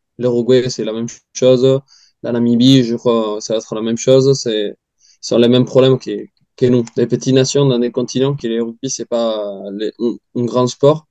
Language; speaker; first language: French; non-native, fluent; Spanish